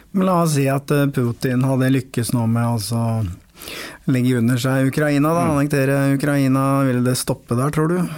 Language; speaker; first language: Norwegian; native; Norwegian